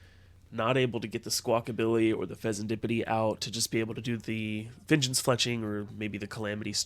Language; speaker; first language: English; native; English